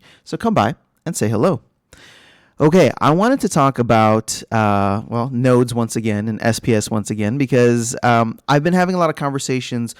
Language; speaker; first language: English; native; English